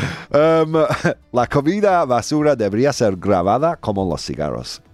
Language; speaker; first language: Spanish; non-native, fluent; English